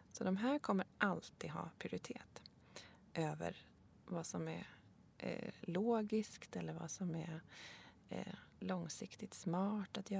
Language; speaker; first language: Swedish; native; Swedish